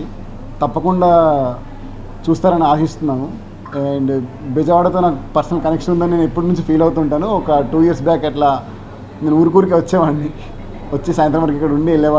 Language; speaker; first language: Telugu; native; Telugu